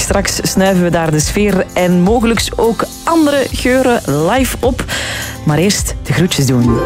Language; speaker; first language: Dutch; native; Dutch